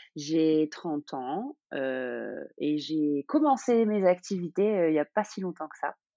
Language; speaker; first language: French; non-native, local second language; Arabic